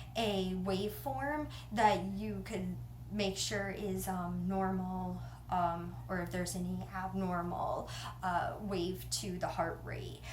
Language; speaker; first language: English; native; English